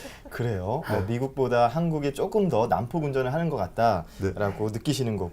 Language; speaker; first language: Korean; native; Korean